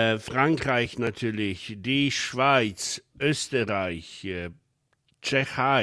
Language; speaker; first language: German; non-native, fluent; Polish